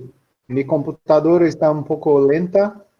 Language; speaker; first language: Spanish; non-native, learner; Portuguese